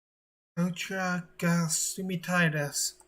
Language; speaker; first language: Japanese; non-native, learner; English